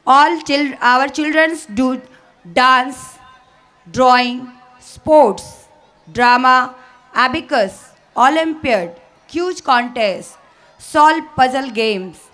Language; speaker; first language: English; non-native, local second language; Hindi